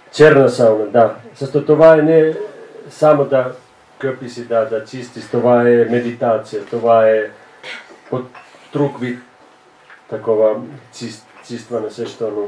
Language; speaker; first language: Bulgarian; non-native, fluent; Finnish